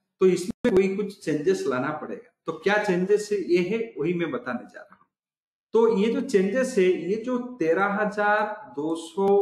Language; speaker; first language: Hindi; non-native, local second language; Odia